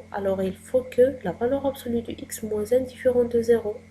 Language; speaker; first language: French; non-native, local second language; Arabic